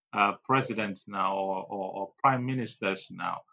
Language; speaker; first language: English; non-native, local second language; Ewe